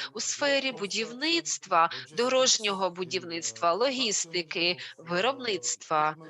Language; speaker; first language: Ukrainian; non-native, fluent; Turkish